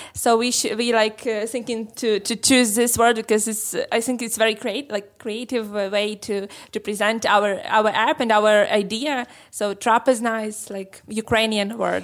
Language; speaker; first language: English; non-native, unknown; Ukrainian